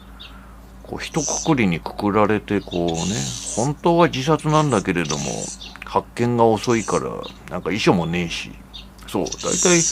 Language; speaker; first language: Japanese; native; Japanese